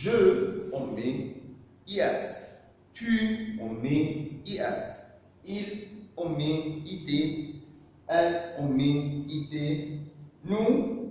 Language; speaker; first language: French; non-native, fluent; Arabic